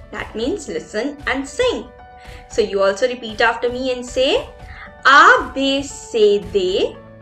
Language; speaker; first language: English; non-native, local second language; Hindi